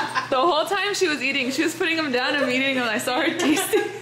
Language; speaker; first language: English; early bilingual, other home language; Spanish